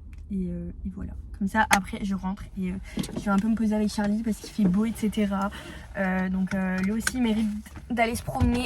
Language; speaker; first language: French; native; French